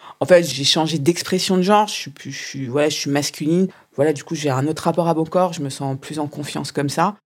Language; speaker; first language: French; native; French